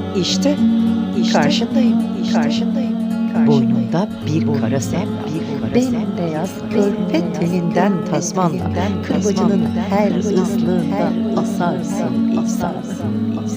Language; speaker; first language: Turkish; native; Turkish